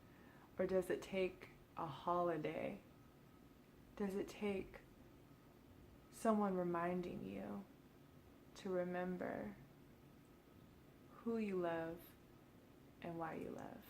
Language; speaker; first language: English; native; English